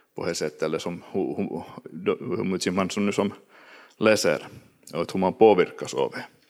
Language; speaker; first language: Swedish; native; Swedish